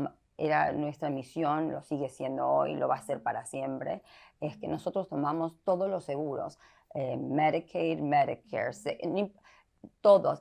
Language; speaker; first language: Spanish; early bilingual, heritage; Spanish